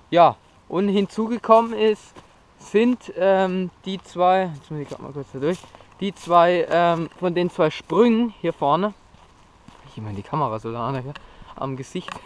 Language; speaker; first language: German; native; German